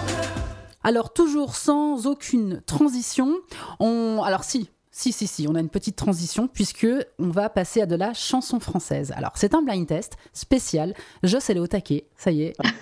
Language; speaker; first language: French; native; French